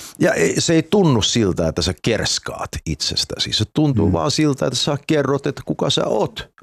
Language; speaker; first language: Finnish; early bilingual, heritage; Finnish